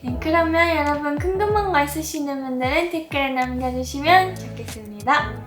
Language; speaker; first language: Korean; non-native, fluent; Japanese